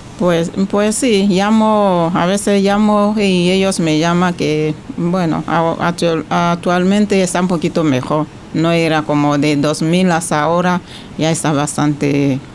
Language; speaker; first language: Spanish; non-native, fluent; French